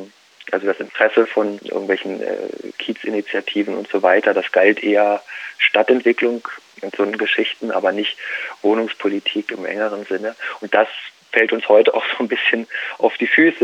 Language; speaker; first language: German; native; German